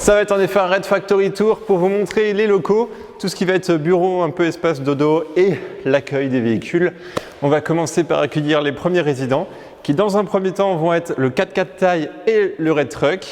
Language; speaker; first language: French; native; French